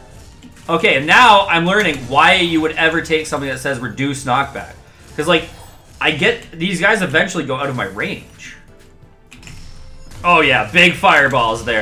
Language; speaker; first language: English; native; English